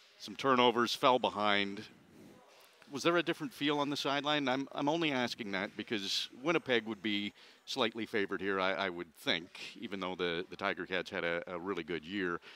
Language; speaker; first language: English; native; English